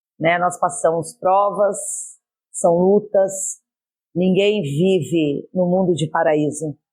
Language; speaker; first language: Portuguese; native; Portuguese